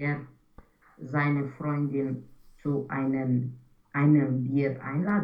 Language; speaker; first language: German; non-native, learner; Romanian